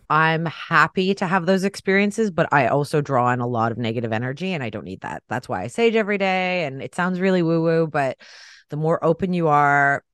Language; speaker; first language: English; native; English